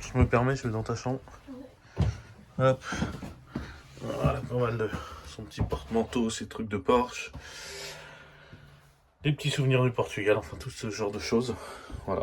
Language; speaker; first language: French; native; French